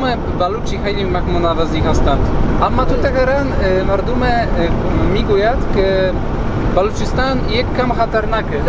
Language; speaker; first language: Persian; non-native, learner; Polish